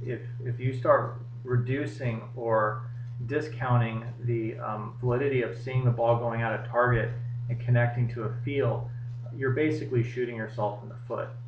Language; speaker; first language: English; native; English